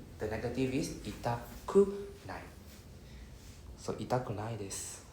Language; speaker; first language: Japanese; non-native, fluent; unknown